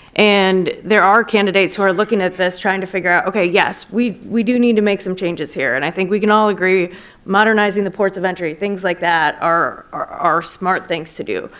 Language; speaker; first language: English; native; English